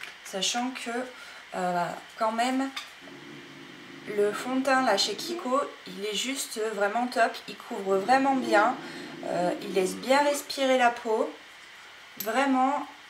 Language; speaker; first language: French; native; French